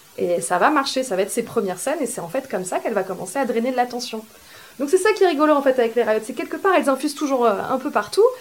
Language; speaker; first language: French; native; French